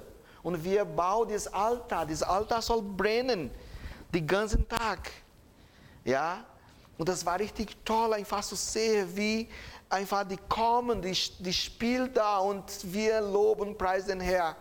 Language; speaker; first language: German; non-native, fluent; Portuguese